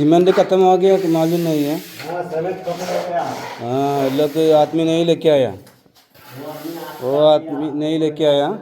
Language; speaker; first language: Hindi; non-native, local second language; Malayalam